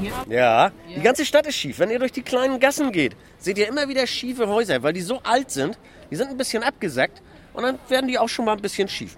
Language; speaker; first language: German; native; German